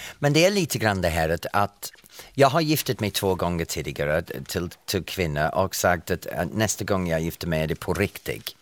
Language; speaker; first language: Swedish; non-native, fluent; English